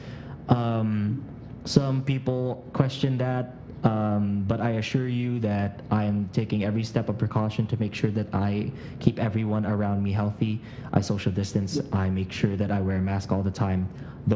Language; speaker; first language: English; non-native, local second language; Filipino